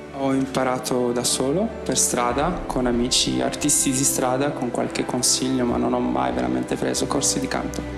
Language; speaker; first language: Italian; early bilingual, other home language; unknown